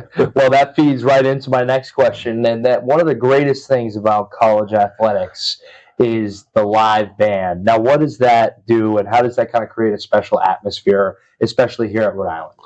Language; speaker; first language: English; native; English